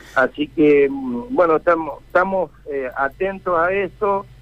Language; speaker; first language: Spanish; native; Spanish